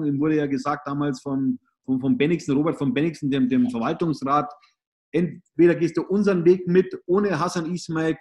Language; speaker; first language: German; native; German